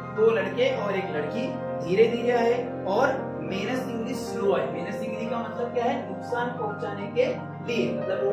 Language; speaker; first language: Hindi; native; Hindi